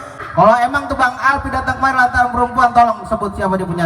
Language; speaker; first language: Indonesian; native; Indonesian